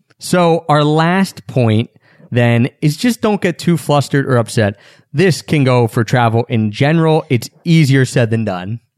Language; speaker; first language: English; native; English